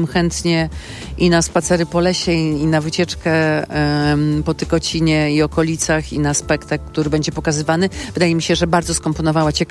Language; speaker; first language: Polish; native; Polish